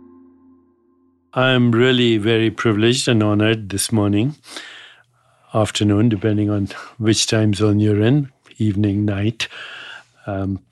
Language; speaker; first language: English; non-native, local second language; Hindi